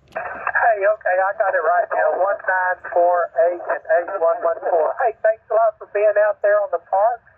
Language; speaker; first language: English; native; English